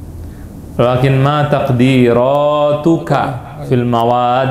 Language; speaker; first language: Arabic; non-native, fluent; Indonesian